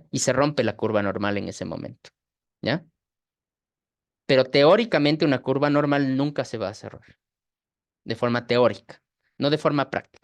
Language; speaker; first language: Spanish; native; Spanish